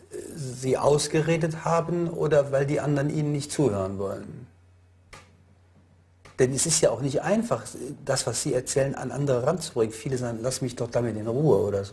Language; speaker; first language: German; native; German